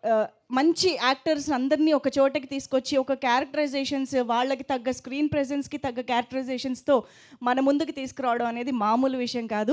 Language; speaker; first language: Telugu; native; Telugu